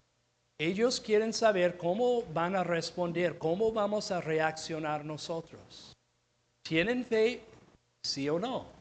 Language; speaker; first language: Spanish; non-native, fluent; English